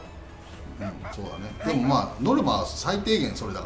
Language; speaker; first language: Japanese; native; Japanese